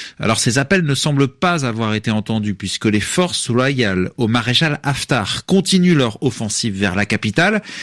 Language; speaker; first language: French; native; French